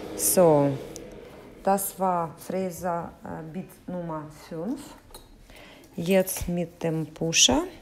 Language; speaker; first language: German; non-native, fluent; Russian